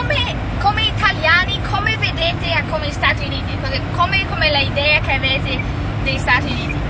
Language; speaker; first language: Italian; non-native, learner; English